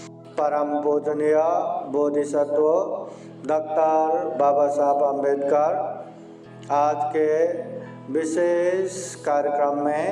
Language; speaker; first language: Hindi; non-native, local second language; Marathi